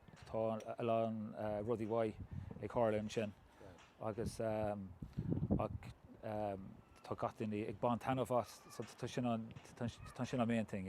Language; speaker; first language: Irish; non-native, local second language; English